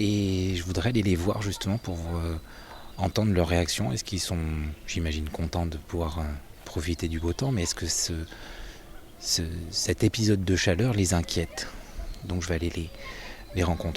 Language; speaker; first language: French; native; French